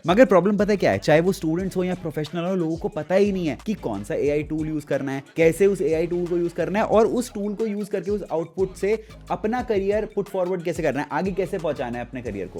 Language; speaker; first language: Hindi; native; Hindi